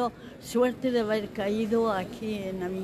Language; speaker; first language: Spanish; early bilingual, heritage; Spanish